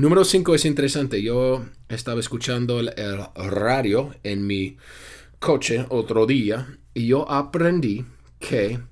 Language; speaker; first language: Spanish; non-native, fluent; English